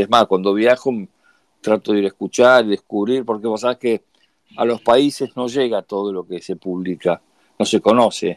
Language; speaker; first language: Spanish; native; Spanish